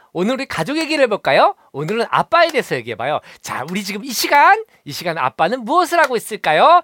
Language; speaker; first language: Korean; native; Korean